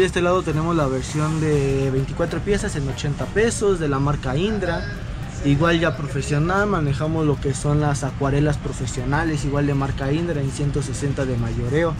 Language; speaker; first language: Spanish; native; Spanish